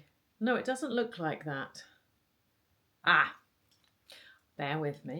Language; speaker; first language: English; native; English